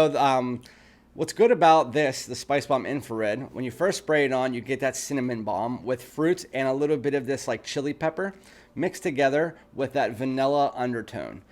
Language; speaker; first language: English; native; English